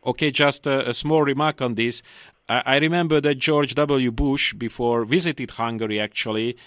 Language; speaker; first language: English; non-native, fluent; Hungarian